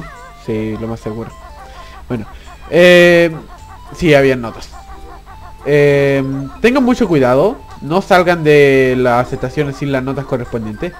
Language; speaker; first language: Spanish; native; Spanish